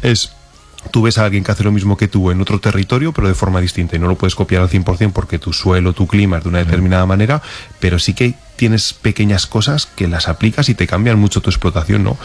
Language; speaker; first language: Spanish; native; Spanish